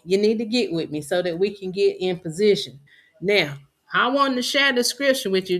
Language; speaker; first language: English; native; English